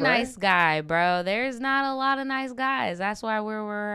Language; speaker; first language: English; native; English